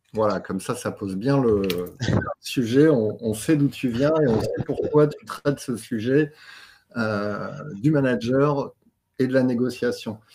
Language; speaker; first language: French; native; French